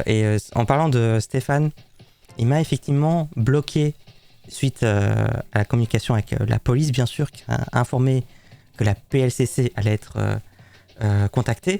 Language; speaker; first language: French; native; French